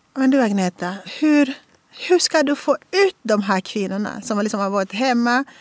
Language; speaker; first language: Swedish; non-native, fluent; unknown